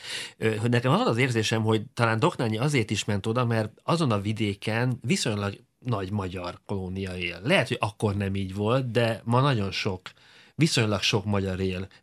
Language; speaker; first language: Hungarian; native; Hungarian